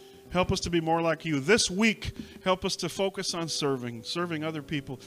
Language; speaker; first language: English; native; English